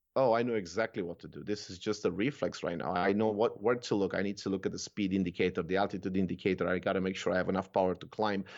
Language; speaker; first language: English; non-native, fluent; Romanian